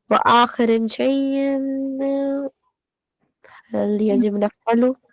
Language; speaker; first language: Arabic; non-native, learner; Hindi